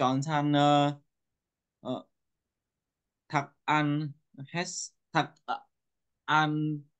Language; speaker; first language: Korean; non-native, learner; Vietnamese